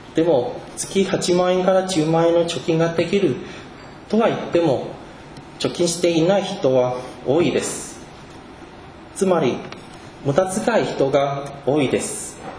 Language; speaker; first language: Japanese; non-native, fluent; Chinese